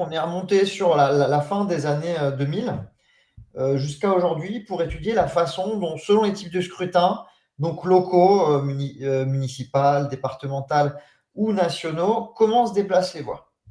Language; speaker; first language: French; native; French